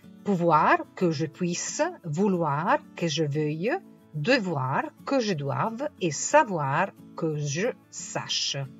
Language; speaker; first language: French; non-native, fluent; Italian